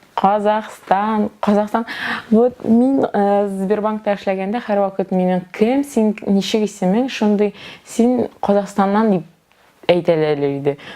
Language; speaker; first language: Tatar; native; Tatar